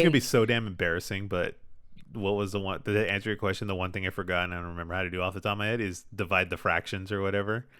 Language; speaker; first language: English; native; English